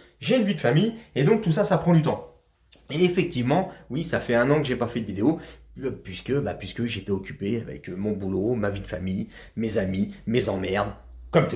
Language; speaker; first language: French; native; French